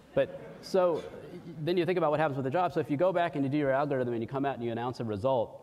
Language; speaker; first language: English; early bilingual, other home language; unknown